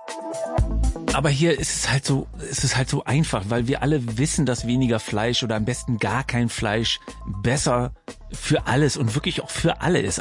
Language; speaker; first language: German; native; German